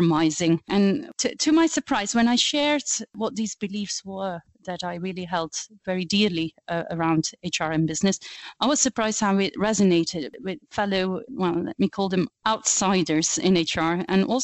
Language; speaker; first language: English; non-native, fluent; Dutch